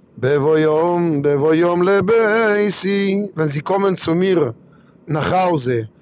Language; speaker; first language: German; non-native, fluent; Hebrew